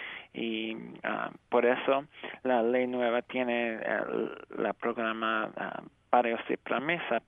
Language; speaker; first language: Spanish; early bilingual, heritage; English